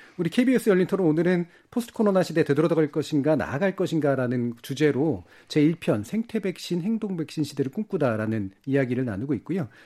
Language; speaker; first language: Korean; native; Korean